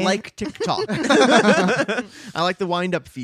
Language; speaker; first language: English; native; English